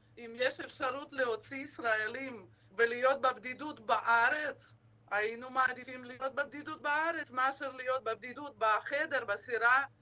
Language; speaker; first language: Hebrew; non-native, fluent; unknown